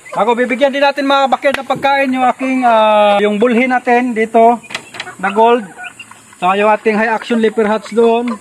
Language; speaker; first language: Filipino; non-native, local second language; Cebuano